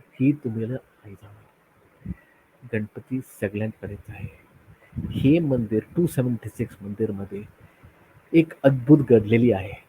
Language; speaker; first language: Marathi; non-native, local second language; Tamil